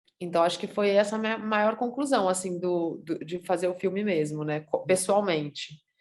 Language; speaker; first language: Portuguese; native; Portuguese